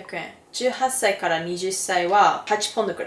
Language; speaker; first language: Japanese; non-native, learner; English